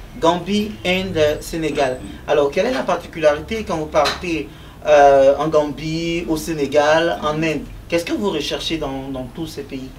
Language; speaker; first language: French; native; French